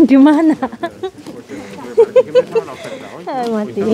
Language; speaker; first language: Indonesian; native; Indonesian